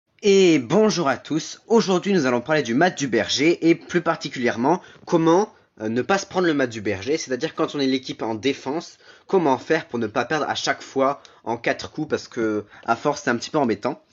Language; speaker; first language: French; native; French